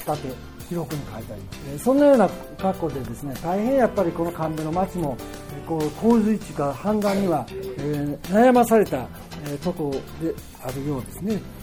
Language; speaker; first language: Japanese; native; Japanese